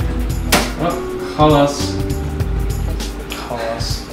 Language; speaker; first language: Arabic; non-native, learner; English